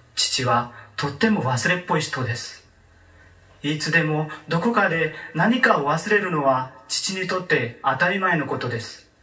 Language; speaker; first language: Japanese; non-native, learner; Marathi